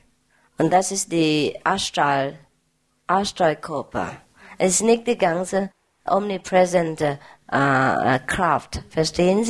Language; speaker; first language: German; non-native, fluent; Vietnamese